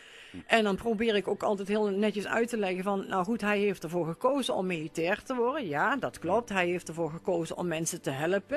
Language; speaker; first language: Dutch; native; Dutch